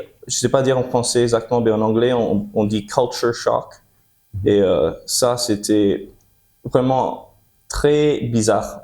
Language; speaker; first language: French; early bilingual, heritage; French